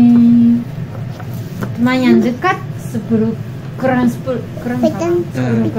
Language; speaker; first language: Indonesian; non-native, learner; Japanese